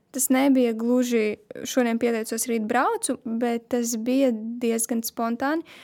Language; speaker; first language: Latvian; non-native, local second language; Russian